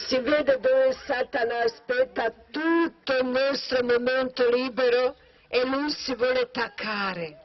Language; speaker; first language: Italian; non-native, learner; Croatian